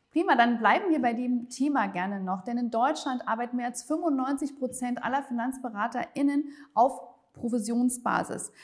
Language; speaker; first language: German; native; German